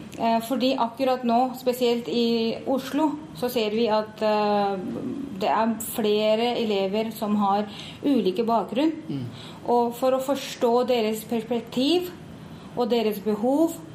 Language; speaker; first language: Norwegian; non-native, fluent; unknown